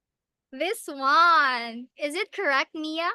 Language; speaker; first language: English; non-native, local second language; Filipino